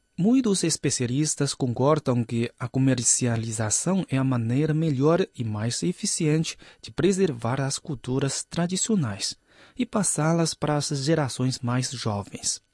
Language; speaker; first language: Portuguese; non-native, fluent; Chinese